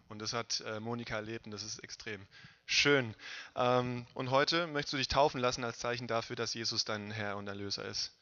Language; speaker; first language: German; native; German